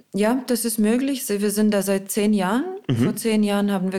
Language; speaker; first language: German; non-native, fluent; Russian